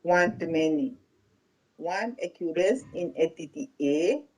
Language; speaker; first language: English; non-native, local second language; Malay